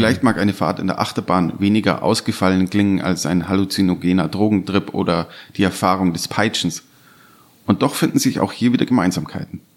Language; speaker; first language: German; native; German